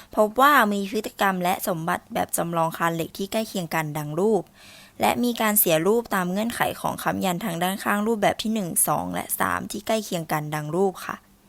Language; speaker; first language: Thai; native; Thai